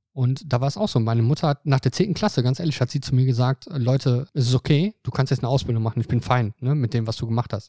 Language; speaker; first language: German; native; German